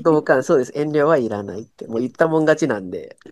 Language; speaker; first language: Japanese; non-native, fluent; Nepali